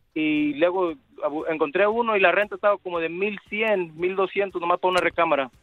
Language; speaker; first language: Spanish; early bilingual, heritage; Spanish